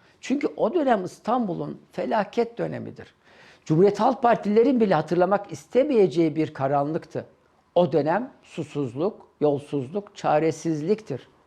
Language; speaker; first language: Turkish; native; Turkish